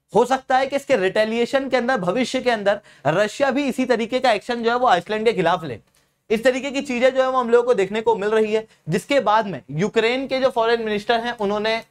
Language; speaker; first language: Hindi; native; Hindi